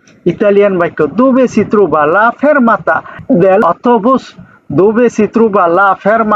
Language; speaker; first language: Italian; non-native, learner; Bangla